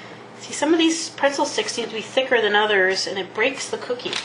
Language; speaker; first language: English; native; English